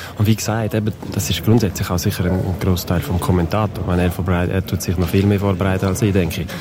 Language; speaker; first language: German; non-native, local second language; French